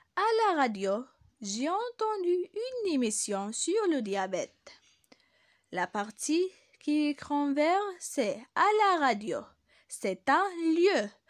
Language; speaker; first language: French; non-native, local second language; Arabic